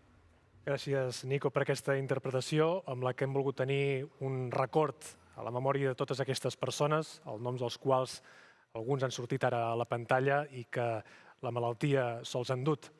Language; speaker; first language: Catalan; native; Catalan